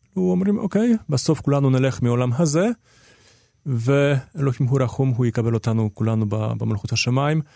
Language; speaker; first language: Hebrew; non-native, fluent; Polish